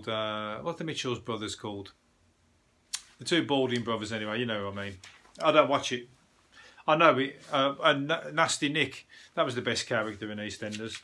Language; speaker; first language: English; native; English